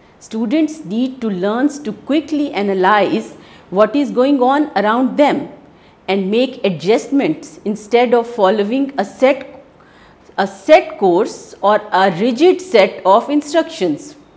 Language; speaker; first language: English; non-native, local second language; Hindi